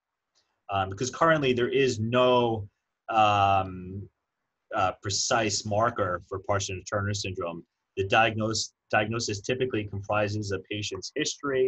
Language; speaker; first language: English; native; English